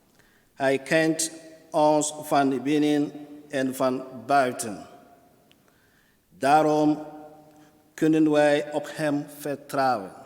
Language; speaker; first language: Dutch; non-native, fluent; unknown